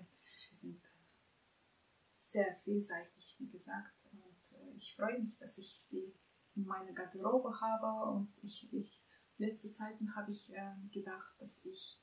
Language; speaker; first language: German; non-native, fluent; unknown